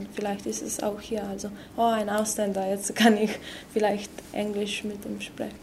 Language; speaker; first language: German; non-native, fluent; Slovenian